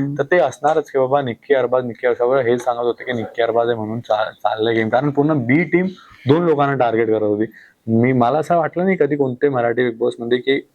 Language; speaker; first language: Marathi; non-native, local second language; Hindi